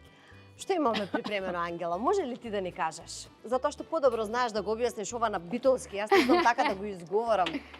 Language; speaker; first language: Macedonian; native; Macedonian